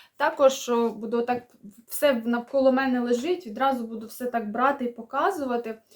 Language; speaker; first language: Ukrainian; non-native, local second language; Russian